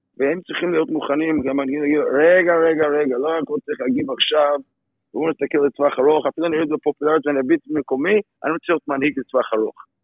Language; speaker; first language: Hebrew; non-native, fluent; English